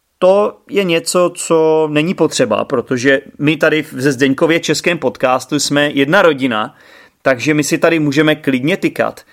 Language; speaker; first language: Czech; native; Czech